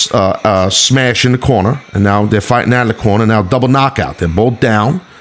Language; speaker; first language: English; native; English